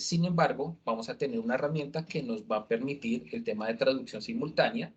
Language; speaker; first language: Spanish; native; Spanish